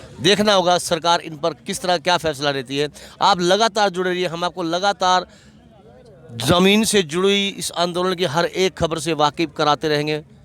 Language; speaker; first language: Hindi; native; Hindi